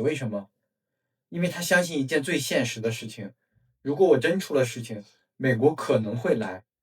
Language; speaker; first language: Chinese; non-native, fluent; English